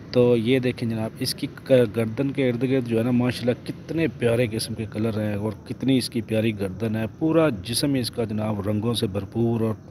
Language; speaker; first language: Urdu; non-native, local second language; Punjabi